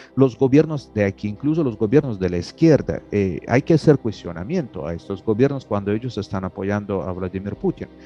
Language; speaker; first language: Spanish; non-native, fluent; Russian